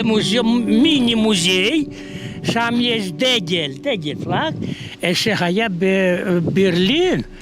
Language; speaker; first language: Hebrew; non-native, learner; Russian